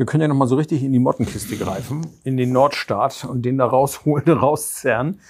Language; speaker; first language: German; native; German